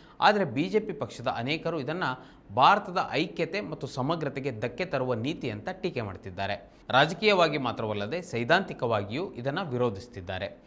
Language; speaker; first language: Kannada; native; Kannada